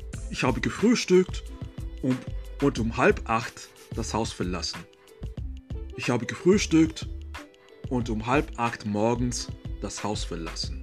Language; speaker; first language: German; non-native, fluent; English